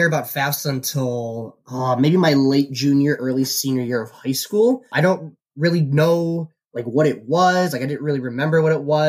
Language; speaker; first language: English; native; English